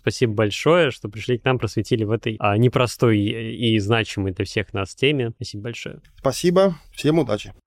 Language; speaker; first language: Russian; native; Russian